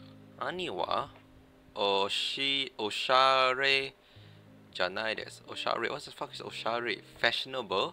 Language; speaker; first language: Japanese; non-native, learner; English